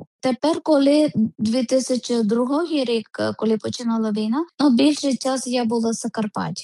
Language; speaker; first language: Ukrainian; non-native, learner; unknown